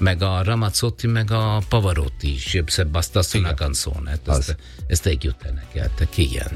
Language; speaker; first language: Hungarian; non-native, fluent; Italian